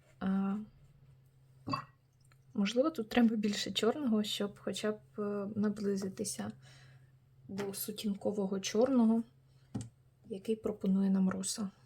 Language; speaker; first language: Ukrainian; native; Ukrainian